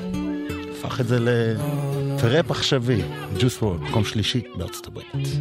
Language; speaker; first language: Hebrew; native; Hebrew